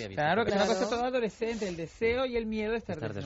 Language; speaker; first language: Spanish; native; Spanish